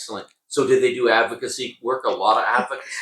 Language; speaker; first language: English; native; English